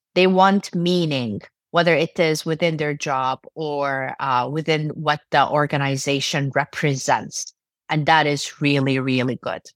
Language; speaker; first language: English; non-native, fluent; Arabic